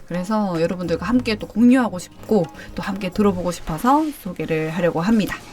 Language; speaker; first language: Korean; native; Korean